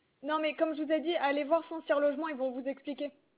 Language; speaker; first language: French; native; French